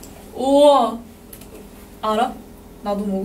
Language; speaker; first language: Korean; non-native, fluent; Chinese